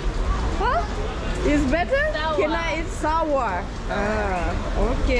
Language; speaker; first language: English; non-native, learner; Turkish